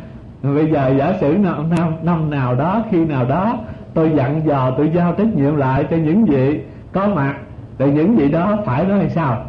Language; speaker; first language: Vietnamese; native; Vietnamese